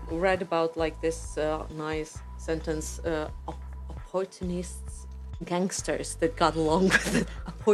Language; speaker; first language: English; non-native, fluent; Russian